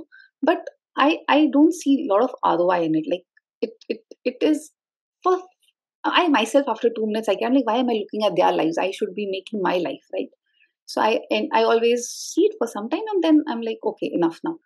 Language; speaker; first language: English; non-native, local second language; Hindi